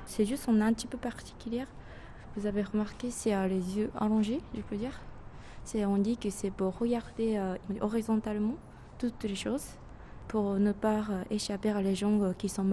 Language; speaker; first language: French; non-native, fluent; Japanese